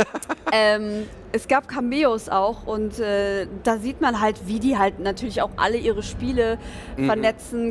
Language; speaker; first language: German; native; German